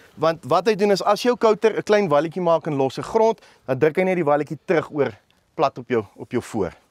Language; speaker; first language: Afrikaans; native; Afrikaans